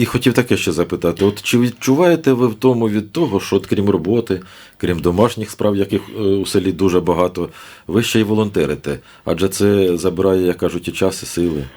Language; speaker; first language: Ukrainian; native; Ukrainian